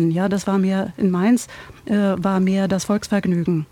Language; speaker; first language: German; native; German